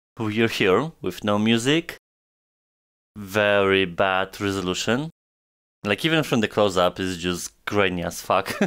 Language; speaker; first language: English; non-native, fluent; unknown